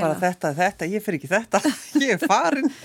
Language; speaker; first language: Icelandic; native; Icelandic